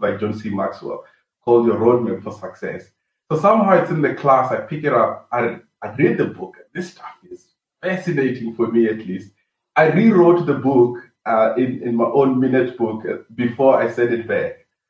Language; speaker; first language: English; non-native, local second language; Venda